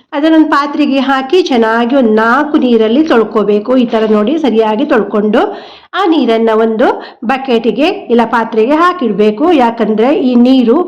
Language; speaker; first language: Kannada; non-native, local second language; Konkani